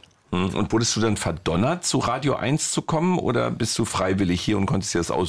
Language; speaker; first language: German; native; German